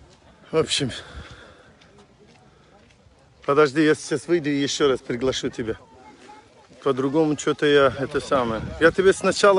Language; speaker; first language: Russian; non-native, local second language; Azerbaijani